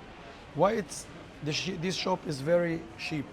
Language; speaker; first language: English; non-native, learner; Arabic